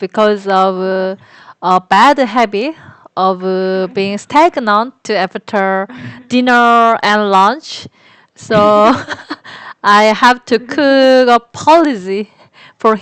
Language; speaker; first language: English; non-native, learner; Korean